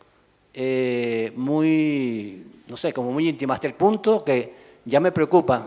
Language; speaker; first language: Spanish; native; Spanish